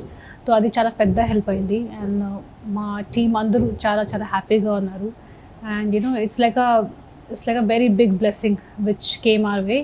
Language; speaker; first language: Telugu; non-native, local second language; Hindi